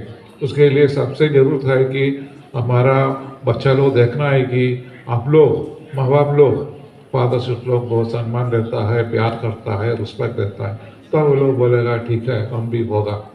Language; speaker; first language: Hindi; non-native, local second language; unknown